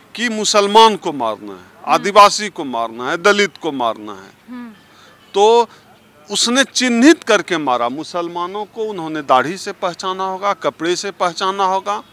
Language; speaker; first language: Hindi; native; Hindi